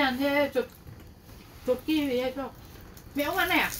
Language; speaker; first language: Korean; non-native, learner; Vietnamese